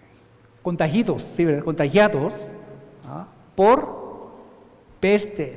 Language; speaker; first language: Spanish; non-native, fluent; Korean